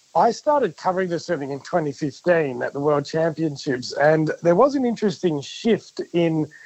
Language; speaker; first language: English; native; English